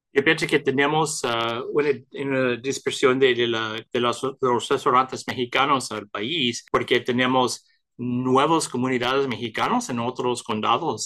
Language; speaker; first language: Spanish; early bilingual, heritage; Spanish